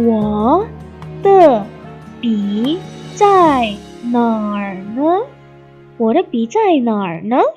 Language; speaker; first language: Chinese; non-native, fluent; Indonesian